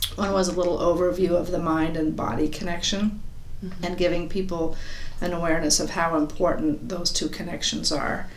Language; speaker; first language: English; native; English